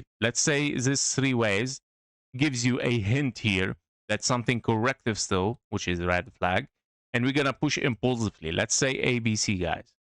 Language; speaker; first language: English; non-native, fluent; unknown